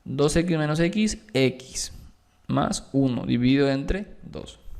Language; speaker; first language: Spanish; native; Spanish